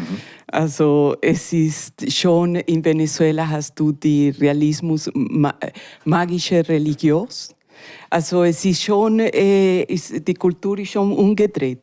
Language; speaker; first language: German; non-native, learner; Spanish